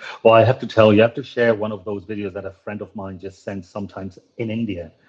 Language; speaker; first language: English; non-native, fluent; Spanish